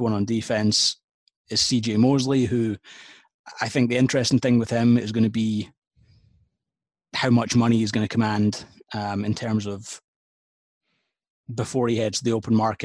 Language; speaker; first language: English; native; English